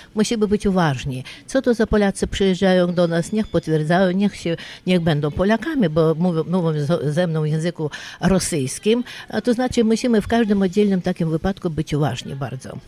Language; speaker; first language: Polish; early bilingual, heritage; Polish